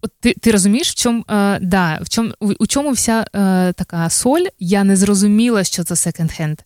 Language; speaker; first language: Ukrainian; native; Ukrainian